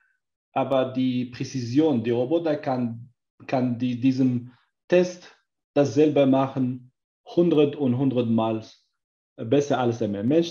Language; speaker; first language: German; non-native, learner; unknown